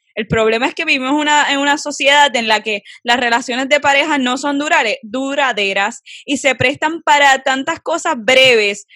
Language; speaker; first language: Spanish; native; Spanish